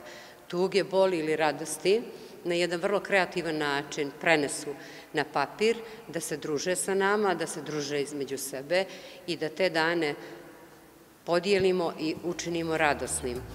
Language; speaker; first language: Serbian; native; Serbian